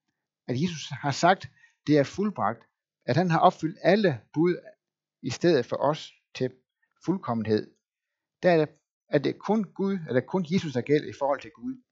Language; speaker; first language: Danish; native; Danish